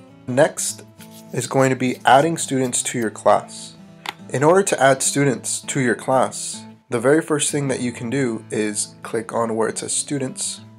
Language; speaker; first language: English; native; English